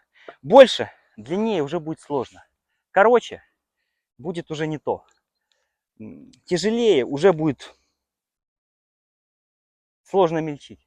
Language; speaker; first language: Russian; native; Russian